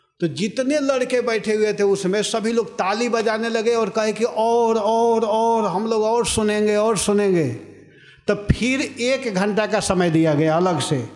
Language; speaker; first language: Hindi; native; Hindi